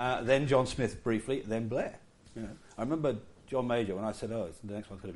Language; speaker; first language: English; native; English